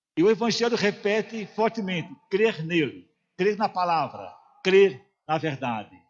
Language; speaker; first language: Portuguese; native; Portuguese